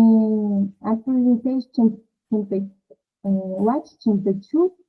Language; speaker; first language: English; non-native, learner; Portuguese